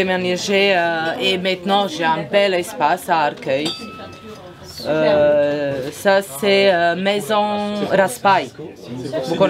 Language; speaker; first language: French; non-native, fluent; Serbian